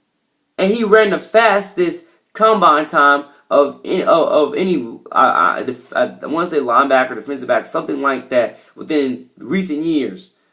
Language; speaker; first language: English; native; English